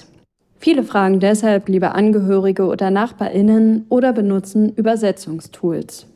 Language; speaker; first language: German; native; German